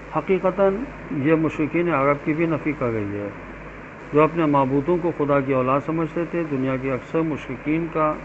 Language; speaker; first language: Urdu; native; Urdu